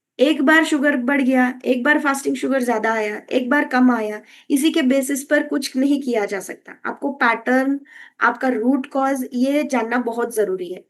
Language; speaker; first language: Hindi; non-native, local second language; Kannada